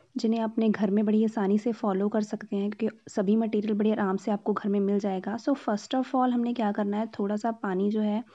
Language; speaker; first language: Hindi; non-native, local second language; Punjabi